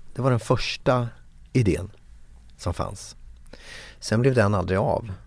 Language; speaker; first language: Swedish; native; Swedish